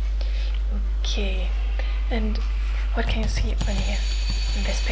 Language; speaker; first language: English; non-native, fluent; German